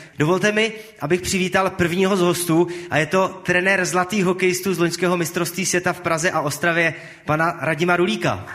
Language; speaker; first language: Czech; native; Czech